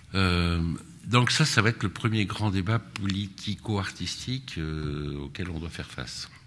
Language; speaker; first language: French; native; French